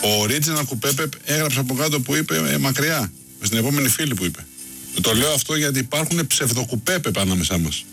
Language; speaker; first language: Greek; native; Greek